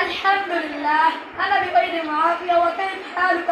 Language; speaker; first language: Arabic; non-native, learner; Urdu